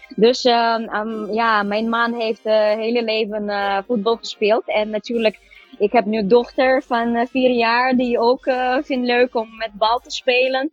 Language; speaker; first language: Dutch; non-native, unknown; Russian